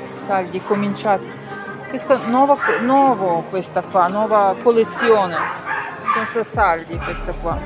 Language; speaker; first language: Italian; non-native, learner; Russian